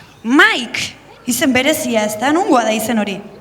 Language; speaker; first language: Basque; native; Basque